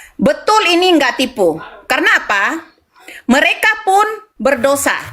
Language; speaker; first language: Indonesian; non-native, local second language; Madurese